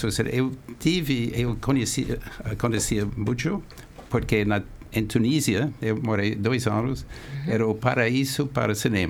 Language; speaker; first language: Portuguese; non-native, fluent; English